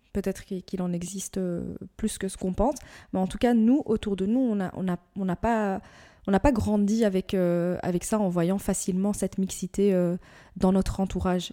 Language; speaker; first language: French; native; French